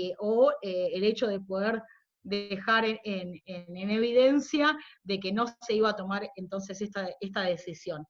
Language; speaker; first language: Spanish; native; Spanish